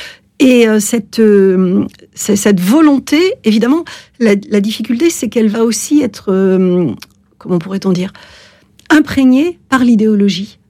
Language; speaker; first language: French; native; French